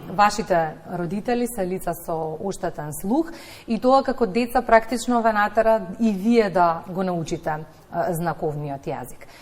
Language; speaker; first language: Macedonian; native; Macedonian